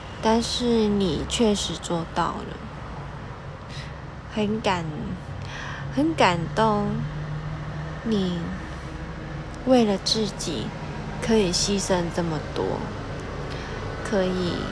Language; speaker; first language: Chinese; non-native, local second language; Cantonese